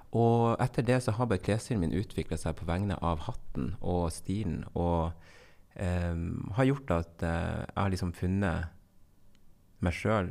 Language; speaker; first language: Norwegian; native; Norwegian